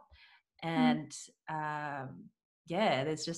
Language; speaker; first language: English; non-native, local second language; Cantonese